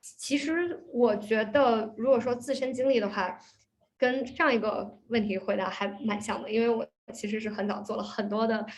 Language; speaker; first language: Chinese; early bilingual, heritage; Chinese